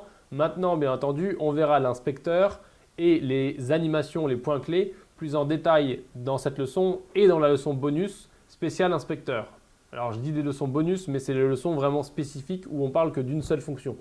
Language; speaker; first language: French; native; French